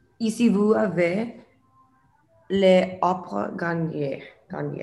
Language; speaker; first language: French; non-native, learner; English